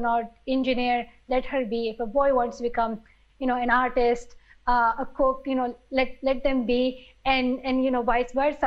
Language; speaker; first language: English; non-native, local second language; Pashto